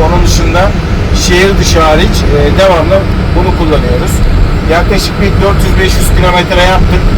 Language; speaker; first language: Turkish; native; Turkish